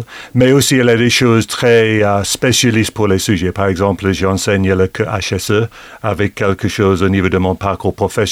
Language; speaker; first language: French; non-native, fluent; English